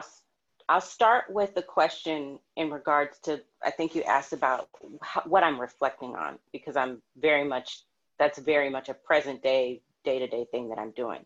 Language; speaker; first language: English; native; English